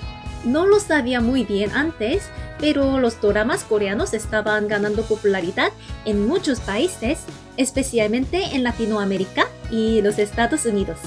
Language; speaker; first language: Spanish; non-native, fluent; Korean